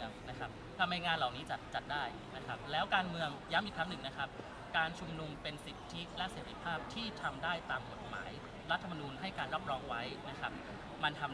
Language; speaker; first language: Thai; native; Thai